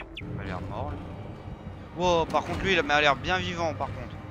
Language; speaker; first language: French; native; French